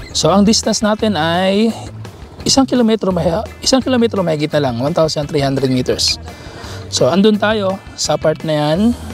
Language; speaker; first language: Filipino; non-native, local second language; Cebuano